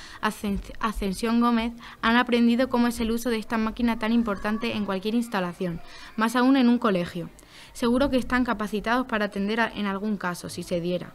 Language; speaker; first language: Spanish; native; Spanish